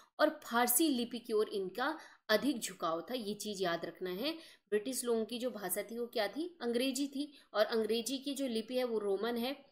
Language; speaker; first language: Hindi; native; Hindi